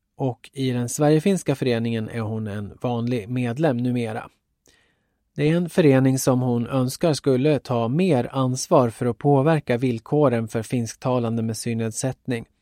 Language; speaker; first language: Swedish; native; Swedish